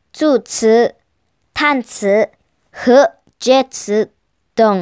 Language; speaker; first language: Chinese; non-native, learner; Korean